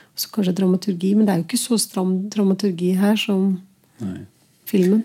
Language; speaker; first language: Norwegian; early bilingual, other home language; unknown